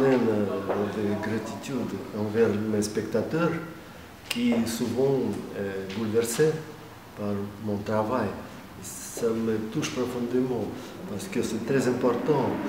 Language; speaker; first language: French; non-native, fluent; Russian